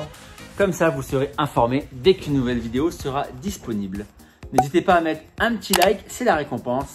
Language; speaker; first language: French; native; French